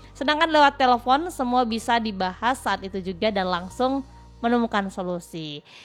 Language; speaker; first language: Indonesian; native; Indonesian